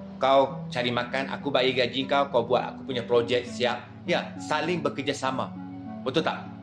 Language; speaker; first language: Malay; native; Malay